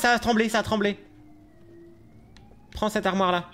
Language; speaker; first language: French; native; French